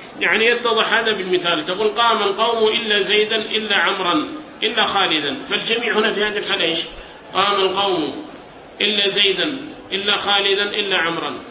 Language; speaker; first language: Arabic; native; Arabic